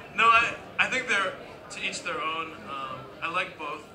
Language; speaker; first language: English; native; English